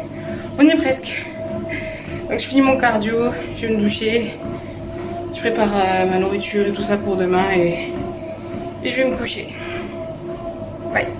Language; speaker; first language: French; native; French